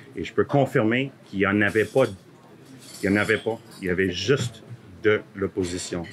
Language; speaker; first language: French; early bilingual, heritage; French